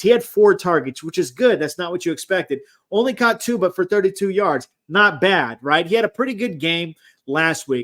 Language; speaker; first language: English; native; English